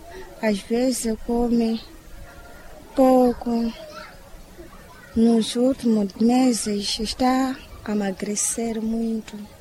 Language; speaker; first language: Portuguese; non-native, local second language; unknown